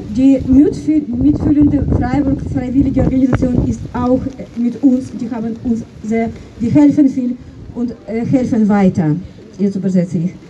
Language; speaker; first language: German; non-native, fluent; Ukrainian